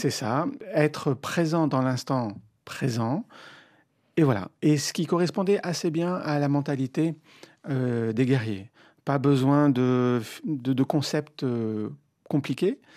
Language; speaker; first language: French; native; French